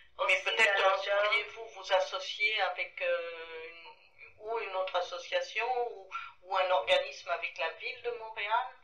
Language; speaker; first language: French; native; French